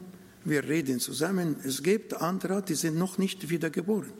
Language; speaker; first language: German; non-native, fluent; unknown